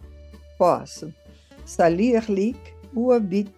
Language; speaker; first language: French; non-native, fluent; Portuguese